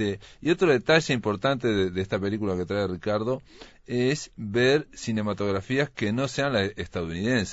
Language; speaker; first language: Spanish; native; Spanish